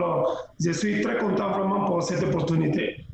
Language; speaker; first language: French; non-native, local second language; Spanish